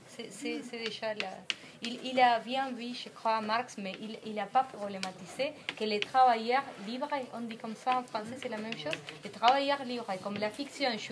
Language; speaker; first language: French; non-native, fluent; Spanish